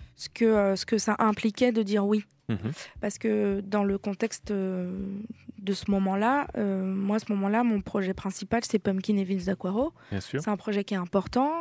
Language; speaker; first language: French; native; French